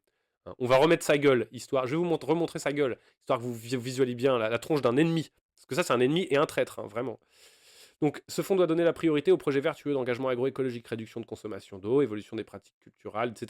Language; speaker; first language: French; native; French